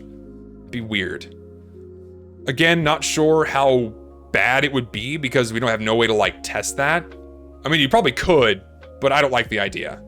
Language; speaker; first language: English; native; English